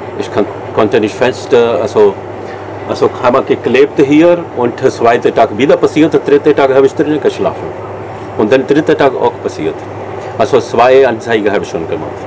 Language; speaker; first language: German; non-native, learner; Hindi